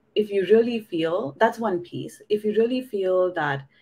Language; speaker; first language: English; non-native, local second language; Hindi